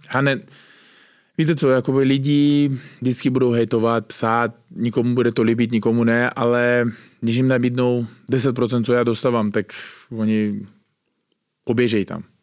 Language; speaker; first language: Czech; non-native, fluent; Uzbek